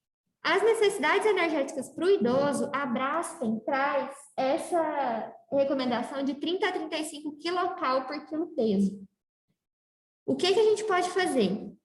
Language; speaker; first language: Portuguese; native; Portuguese